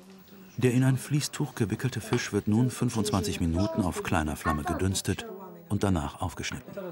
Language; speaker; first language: German; native; German